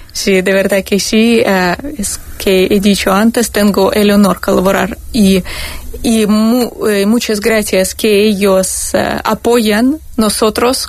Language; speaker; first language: Spanish; non-native, fluent; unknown